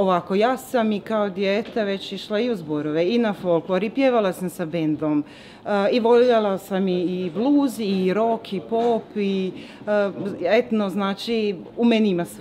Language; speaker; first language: Croatian; native; Croatian